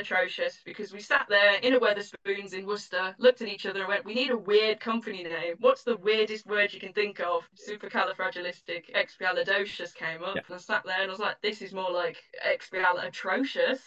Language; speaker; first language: English; native; English